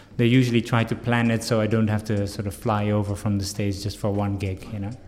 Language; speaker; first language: English; non-native, fluent; Dutch